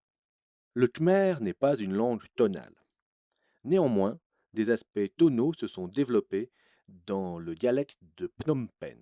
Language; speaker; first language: French; native; French